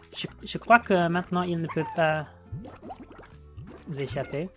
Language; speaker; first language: French; non-native, learner; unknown